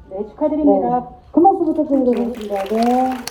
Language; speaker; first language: Korean; native; Korean